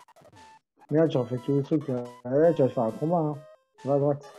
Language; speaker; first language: French; native; French